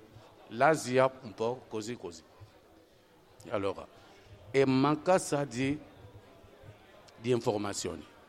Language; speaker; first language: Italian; non-native, fluent; French